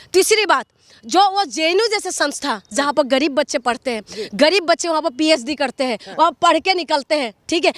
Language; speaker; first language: Hindi; non-native, local second language; Assamese